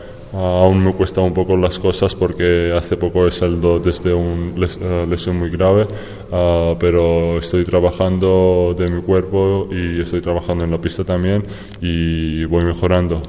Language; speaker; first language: Spanish; non-native, fluent; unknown